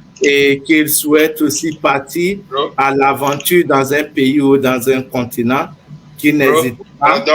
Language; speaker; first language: French; non-native, fluent; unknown